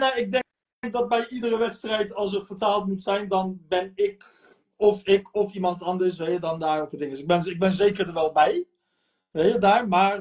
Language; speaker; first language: Dutch; early bilingual, other home language; Turkish